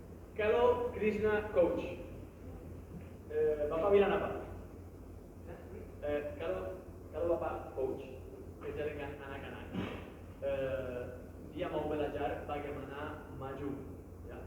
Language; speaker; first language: Indonesian; non-native, learner; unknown